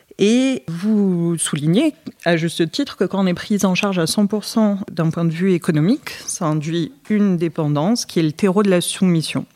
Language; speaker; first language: French; native; French